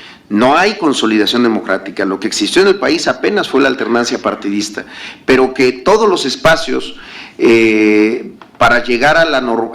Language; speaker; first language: Spanish; native; Spanish